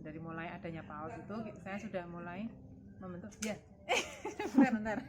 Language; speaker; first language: Indonesian; native; Indonesian